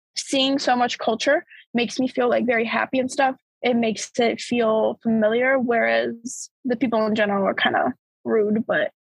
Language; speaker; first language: English; early bilingual, other home language; Bulgarian